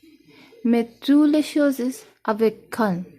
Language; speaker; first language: French; non-native, learner; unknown